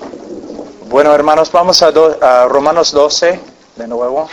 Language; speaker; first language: Spanish; non-native, fluent; English